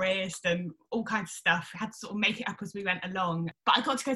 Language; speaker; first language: English; native; English